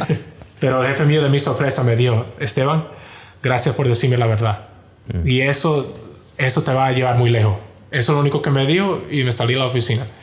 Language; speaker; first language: Spanish; early bilingual, heritage; Spanish